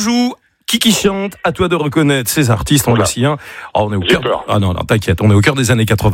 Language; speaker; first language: French; native; French